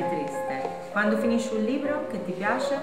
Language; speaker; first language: Italian; native; Italian